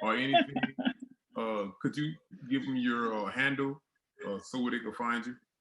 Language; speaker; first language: English; native; English